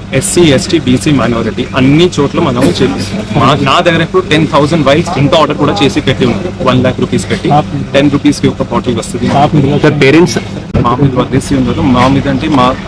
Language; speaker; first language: Telugu; non-native, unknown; Hindi